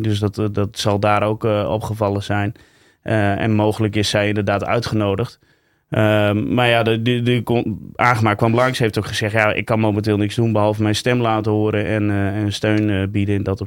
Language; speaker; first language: Dutch; native; Dutch